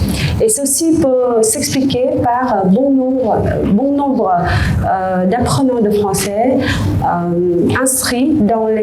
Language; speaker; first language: French; non-native, fluent; Vietnamese